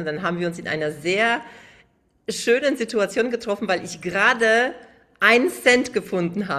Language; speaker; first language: German; native; German